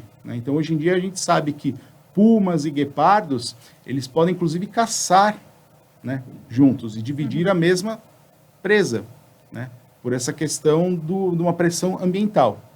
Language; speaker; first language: Portuguese; native; Portuguese